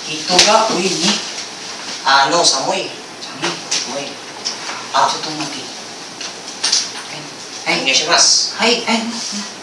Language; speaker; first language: Japanese; non-native, learner; Filipino